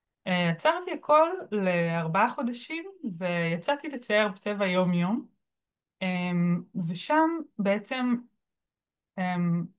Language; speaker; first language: Hebrew; native; Hebrew